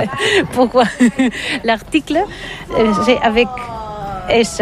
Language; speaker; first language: French; non-native, learner; Catalan